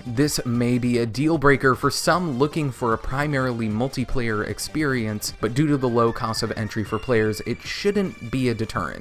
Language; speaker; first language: English; native; English